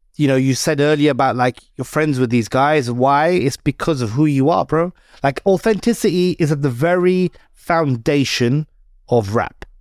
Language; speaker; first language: English; native; English